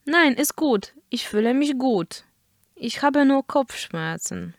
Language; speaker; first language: German; non-native, fluent; Polish